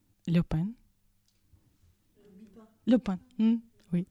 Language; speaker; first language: French; non-native, learner; Russian